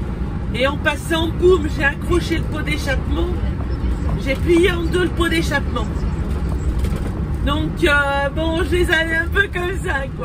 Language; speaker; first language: French; native; French